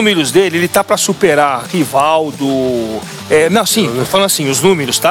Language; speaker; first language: Portuguese; native; Portuguese